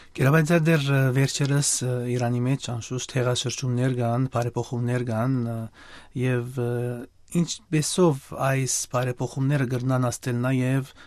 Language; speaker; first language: Armenian; native; Armenian